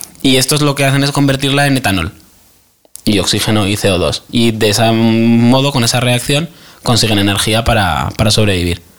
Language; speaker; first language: Spanish; native; Spanish